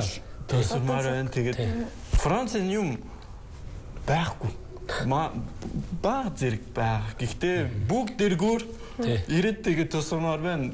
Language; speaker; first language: Mongolian; non-native, learner; French